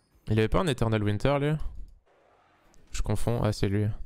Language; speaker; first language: French; native; French